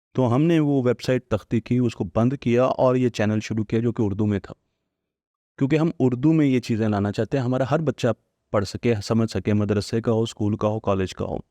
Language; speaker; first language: Urdu; non-native, local second language; Punjabi